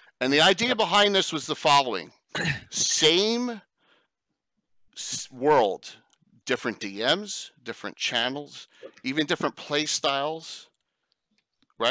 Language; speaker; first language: English; native; English